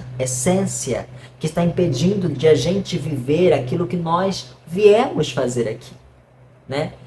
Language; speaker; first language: Portuguese; native; Portuguese